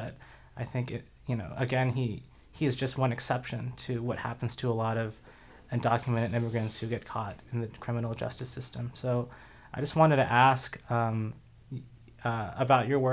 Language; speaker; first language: English; native; English